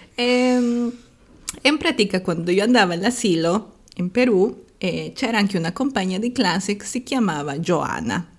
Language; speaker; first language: Italian; non-native, fluent; Spanish